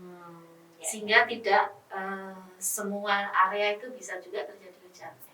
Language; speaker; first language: Indonesian; native; Indonesian